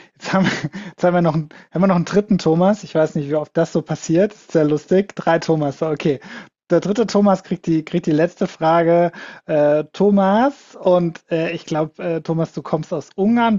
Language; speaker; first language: German; native; German